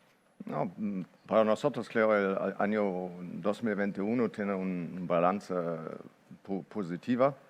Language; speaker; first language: Spanish; non-native, fluent; Portuguese